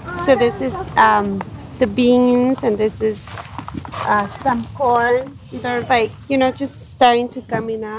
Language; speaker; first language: English; non-native, fluent; Spanish